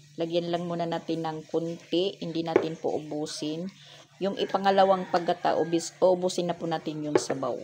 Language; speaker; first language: Filipino; non-native, local second language; Waray